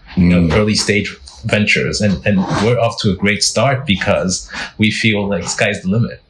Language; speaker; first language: English; non-native, fluent; French